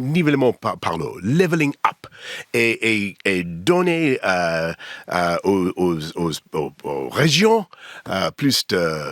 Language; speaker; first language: French; non-native, learner; English